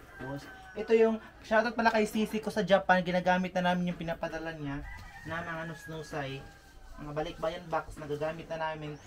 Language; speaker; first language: Filipino; non-native, local second language; Cebuano